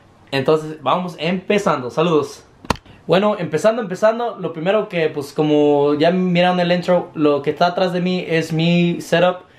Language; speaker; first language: Spanish; early bilingual, heritage; Spanish